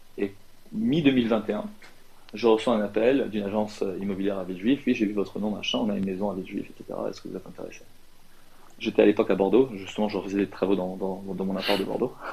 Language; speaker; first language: French; non-native, local second language; Arabic